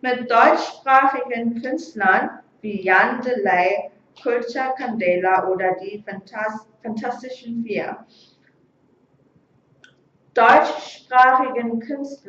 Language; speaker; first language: German; non-native, fluent; Korean